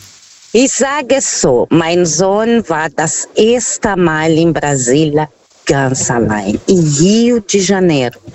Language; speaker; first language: German; non-native, fluent; Portuguese